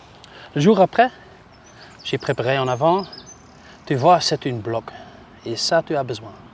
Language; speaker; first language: French; non-native, local second language; Dutch